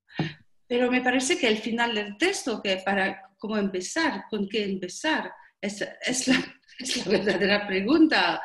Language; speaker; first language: Spanish; non-native, learner; French